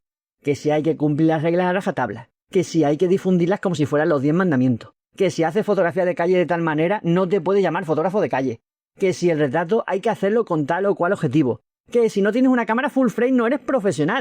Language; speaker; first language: Spanish; native; Spanish